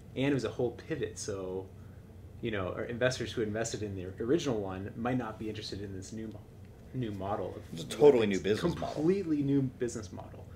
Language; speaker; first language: English; native; English